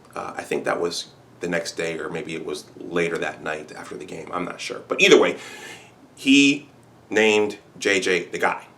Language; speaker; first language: English; native; English